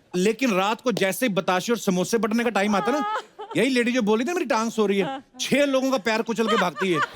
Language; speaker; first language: Hindi; non-native, local second language; Punjabi